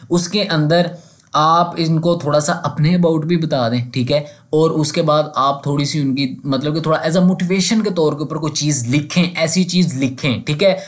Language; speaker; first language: Urdu; non-native, local second language; Punjabi